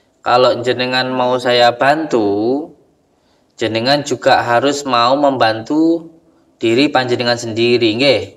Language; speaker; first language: Indonesian; non-native, local second language; Javanese